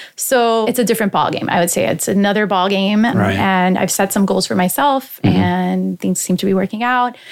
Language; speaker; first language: English; native; English